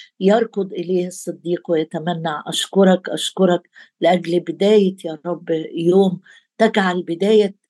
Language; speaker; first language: Arabic; native; Arabic